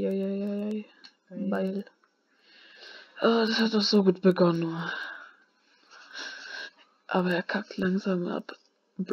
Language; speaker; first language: German; native; German